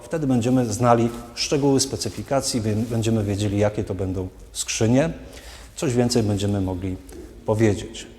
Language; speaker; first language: Polish; native; Polish